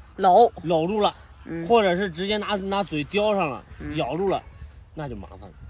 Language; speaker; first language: Chinese; native; Chinese